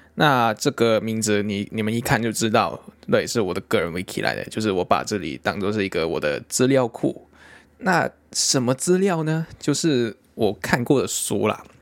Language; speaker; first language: Chinese; non-native, local second language; Cantonese